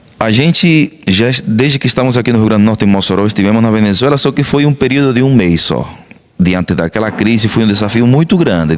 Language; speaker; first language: Portuguese; non-native, fluent; Spanish